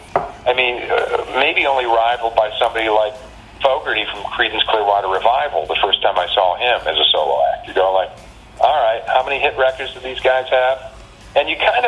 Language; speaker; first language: English; native; English